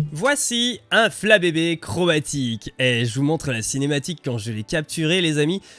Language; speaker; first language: French; native; French